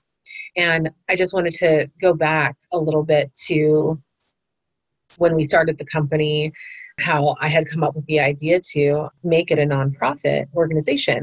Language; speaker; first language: English; native; English